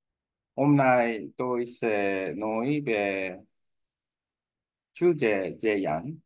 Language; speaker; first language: Vietnamese; non-native, learner; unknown